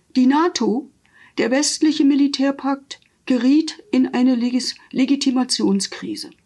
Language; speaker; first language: German; native; German